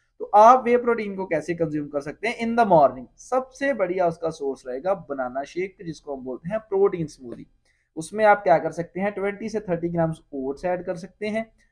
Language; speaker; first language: Hindi; non-native, local second language; Punjabi